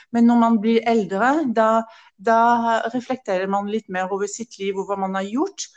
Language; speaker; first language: Norwegian; non-native, fluent; French